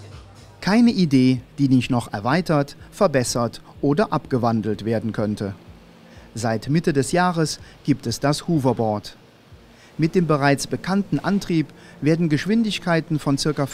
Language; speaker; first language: German; native; German